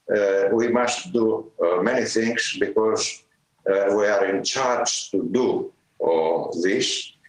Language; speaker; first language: English; non-native, learner; Greek